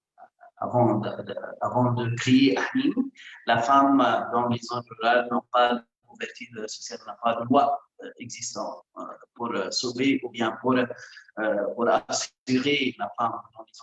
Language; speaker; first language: French; non-native, local second language; Arabic